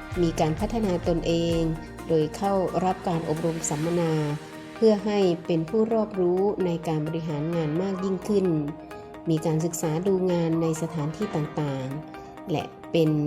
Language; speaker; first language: Thai; native; Thai